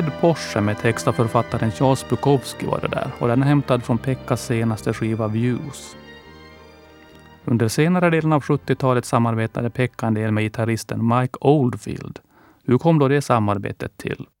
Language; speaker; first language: Swedish; native; Swedish